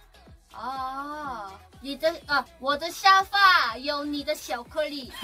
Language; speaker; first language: Chinese; non-native, learner; Korean